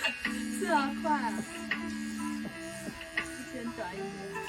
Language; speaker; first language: Chinese; early bilingual, heritage; Chinese